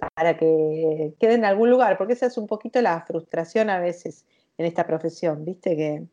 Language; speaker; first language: Spanish; native; Spanish